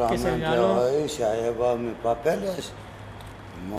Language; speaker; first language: Spanish; non-native, learner; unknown